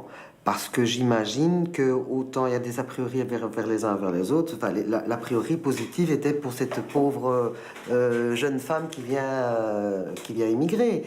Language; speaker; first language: French; early bilingual, other home language; Spanish